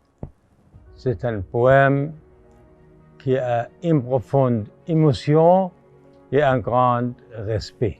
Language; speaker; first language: French; non-native, fluent; Arabic